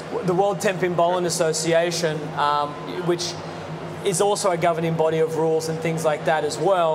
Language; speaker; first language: English; native; English